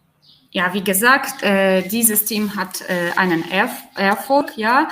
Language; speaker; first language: German; non-native, fluent; Polish